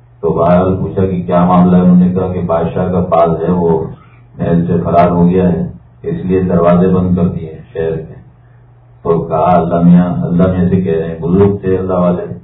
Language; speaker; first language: Urdu; native; Urdu